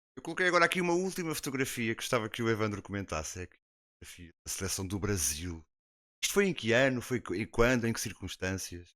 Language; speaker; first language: Portuguese; native; Portuguese